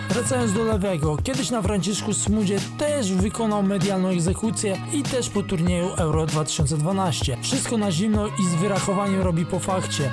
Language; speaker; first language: Polish; native; Polish